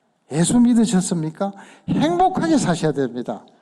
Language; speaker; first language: Korean; native; Korean